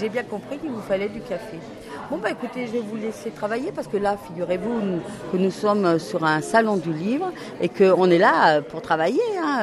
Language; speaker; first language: French; native; French